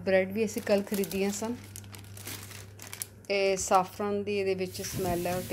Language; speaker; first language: Swedish; non-native, learner; Punjabi